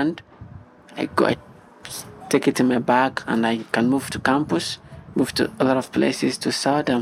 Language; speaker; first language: English; non-native, local second language; Igbo